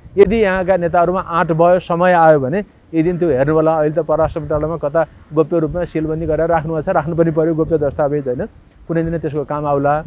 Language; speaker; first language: Nepali; native; Nepali